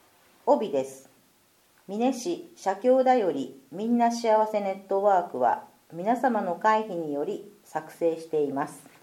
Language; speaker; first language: Japanese; native; Japanese